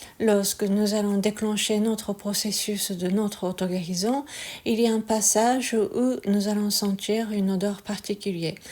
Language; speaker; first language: French; non-native, fluent; Japanese